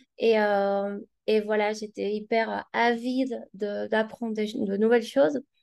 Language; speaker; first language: French; non-native, fluent; Spanish